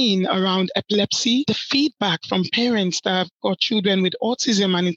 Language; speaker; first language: English; non-native, local second language; Yoruba